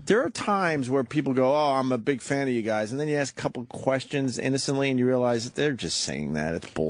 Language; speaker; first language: English; native; English